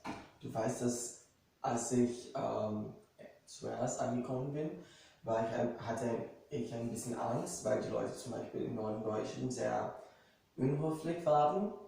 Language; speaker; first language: German; non-native, fluent; Portuguese